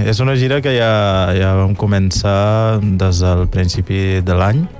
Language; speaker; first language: Catalan; non-native, fluent; Mandingo